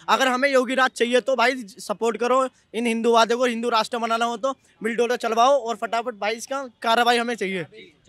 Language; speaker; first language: Hindi; native; Hindi